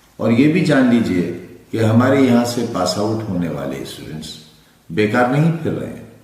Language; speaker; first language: Urdu; native; Urdu